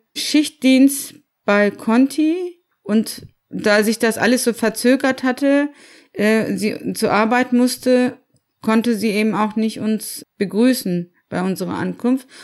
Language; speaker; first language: German; early bilingual, other home language; Turkish